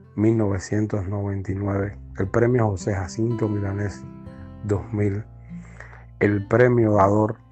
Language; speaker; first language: Spanish; native; Spanish